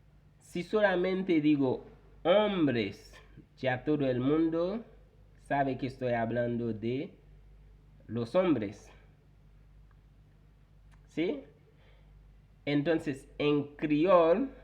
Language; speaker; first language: Spanish; non-native, fluent; Haitian Creole